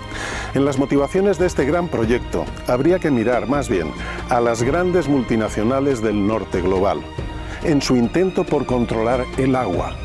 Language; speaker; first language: Spanish; native; Spanish